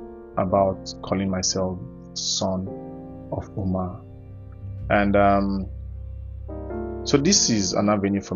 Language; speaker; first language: English; non-native, local second language; Igbo